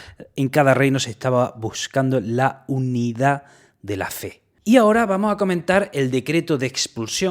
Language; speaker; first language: Spanish; native; Spanish